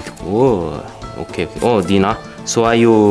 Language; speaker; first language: Thai; non-native, fluent; Korean